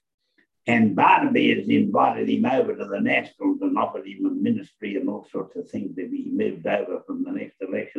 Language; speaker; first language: English; native; English